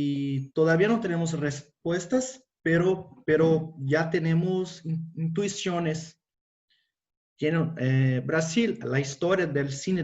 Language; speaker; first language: Spanish; non-native, fluent; Portuguese